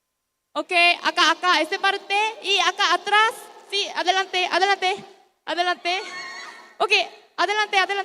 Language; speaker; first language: Spanish; non-native, learner; Korean